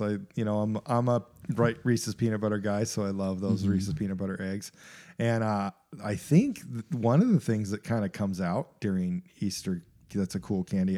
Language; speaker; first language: English; native; English